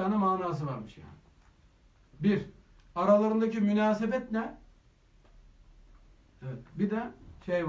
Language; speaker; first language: Turkish; native; Turkish